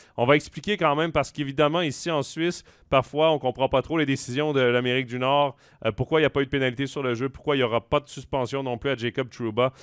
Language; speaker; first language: French; native; French